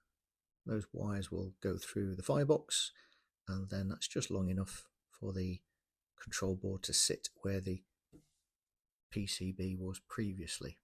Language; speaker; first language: English; native; English